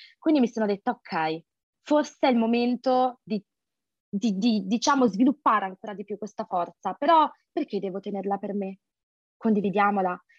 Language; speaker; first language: Italian; early bilingual, other home language; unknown